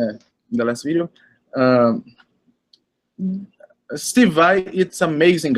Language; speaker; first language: English; non-native, learner; Portuguese